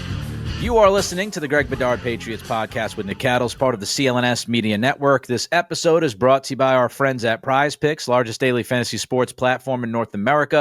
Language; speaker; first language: English; native; English